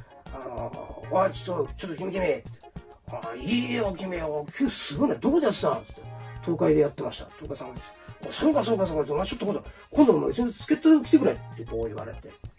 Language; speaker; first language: Japanese; native; Japanese